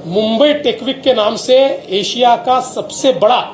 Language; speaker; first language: Hindi; non-native, local second language; Marathi